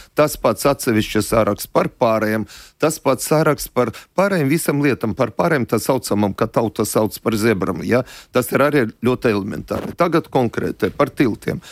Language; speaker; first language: Latvian; non-native, local second language; Russian